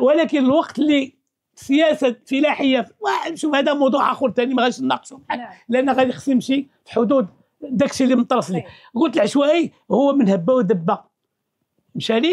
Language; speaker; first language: Arabic; native; Arabic